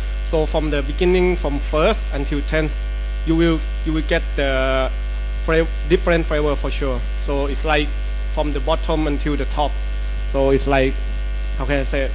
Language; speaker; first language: English; non-native, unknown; Thai